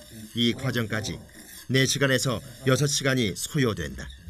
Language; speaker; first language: Korean; native; Korean